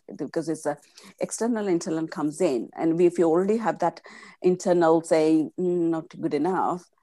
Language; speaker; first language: English; non-native, local second language; Gujarati